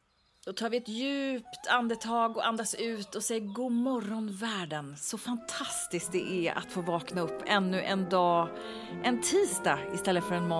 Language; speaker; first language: Swedish; native; Swedish